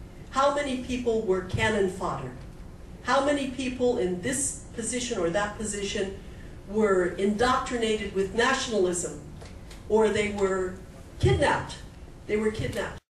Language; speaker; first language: English; native; English